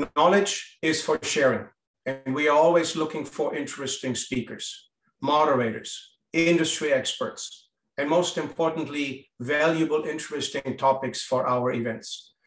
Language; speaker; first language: English; non-native, fluent; German